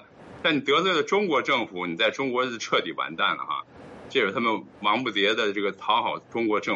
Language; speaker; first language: Chinese; native; Chinese